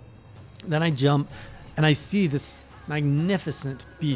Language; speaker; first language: English; native; English